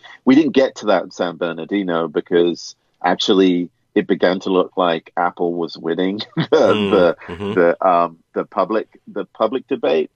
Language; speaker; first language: English; native; English